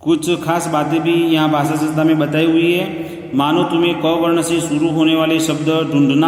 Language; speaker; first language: Hindi; non-native, local second language; Gujarati